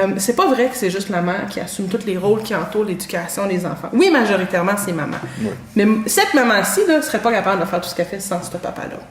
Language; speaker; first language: French; native; French